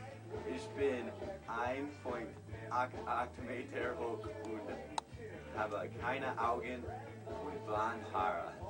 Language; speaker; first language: German; non-native, learner; English